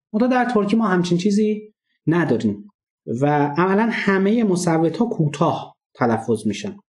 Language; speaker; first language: Persian; non-native, local second language; Azerbaijani